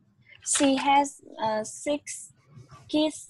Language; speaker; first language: English; non-native, learner; Vietnamese